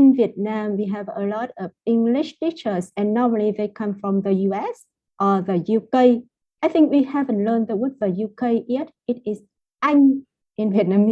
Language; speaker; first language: English; non-native, fluent; Vietnamese